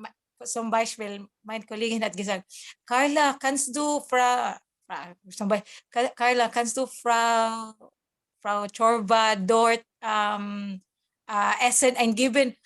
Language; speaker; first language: German; non-native, learner; Cebuano